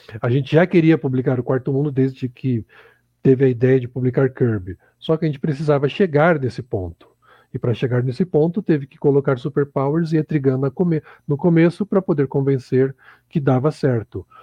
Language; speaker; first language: Portuguese; native; Portuguese